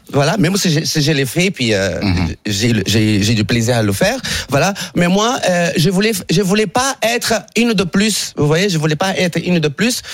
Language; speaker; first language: French; non-native, fluent; Portuguese